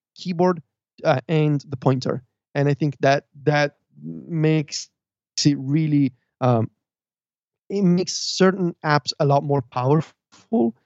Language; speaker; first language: English; non-native, fluent; Italian